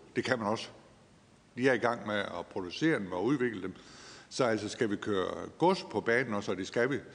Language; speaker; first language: Danish; native; Danish